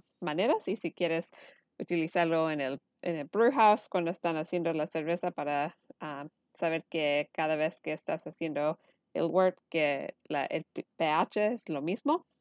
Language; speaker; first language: Spanish; early bilingual, heritage; Spanish